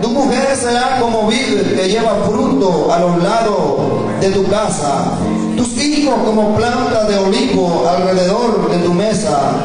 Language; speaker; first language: Spanish; native; Spanish